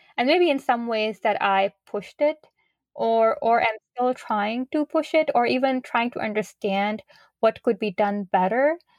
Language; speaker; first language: English; non-native, local second language; Urdu